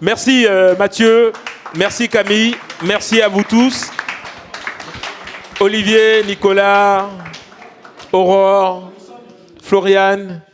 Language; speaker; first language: French; native; French